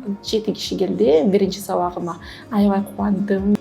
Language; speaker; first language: Kyrgyz; non-native, fluent; Russian